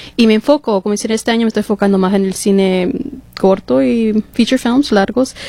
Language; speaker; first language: Spanish; early bilingual, heritage; English